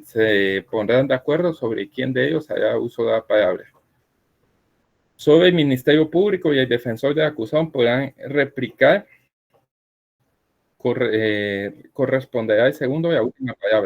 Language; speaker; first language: Spanish; native; Spanish